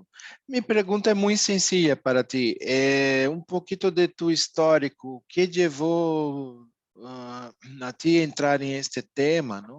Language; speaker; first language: Spanish; non-native, fluent; Portuguese